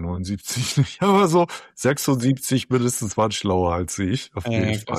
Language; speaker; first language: German; native; German